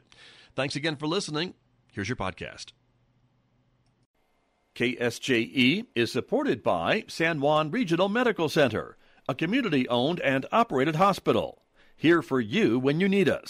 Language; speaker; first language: English; native; English